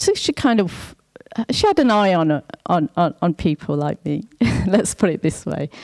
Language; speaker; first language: English; native; English